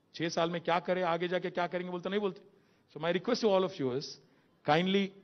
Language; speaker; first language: Hindi; non-native, local second language; Telugu